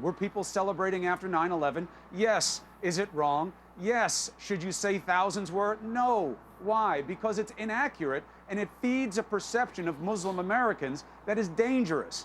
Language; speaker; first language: English; native; English